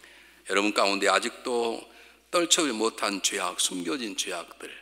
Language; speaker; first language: Korean; native; Korean